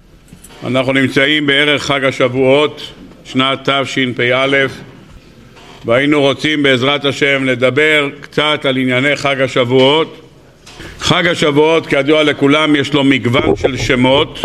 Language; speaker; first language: Hebrew; native; Hebrew